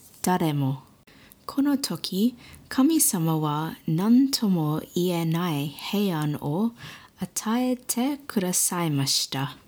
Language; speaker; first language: Japanese; non-native, learner; English